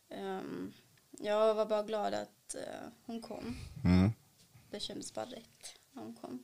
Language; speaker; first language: Swedish; early bilingual, other home language; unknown